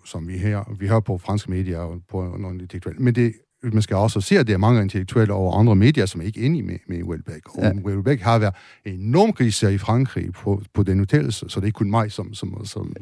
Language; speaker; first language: Danish; non-native, fluent; French